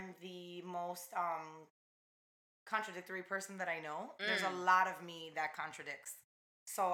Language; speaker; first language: English; early bilingual, other home language; Spanish